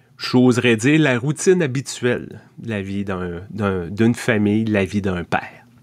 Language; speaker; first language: French; native; French